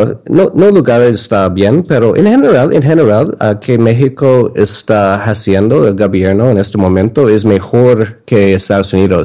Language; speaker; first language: Spanish; non-native, learner; English